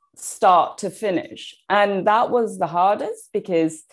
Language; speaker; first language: English; non-native, fluent; Persian